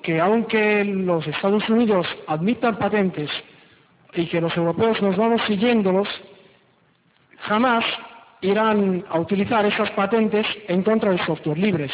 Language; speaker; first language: Spanish; non-native, local second language; Basque